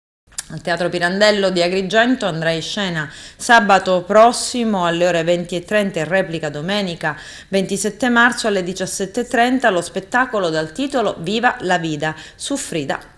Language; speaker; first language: Italian; native; Italian